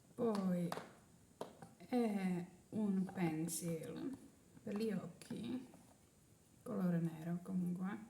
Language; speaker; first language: Italian; non-native, learner; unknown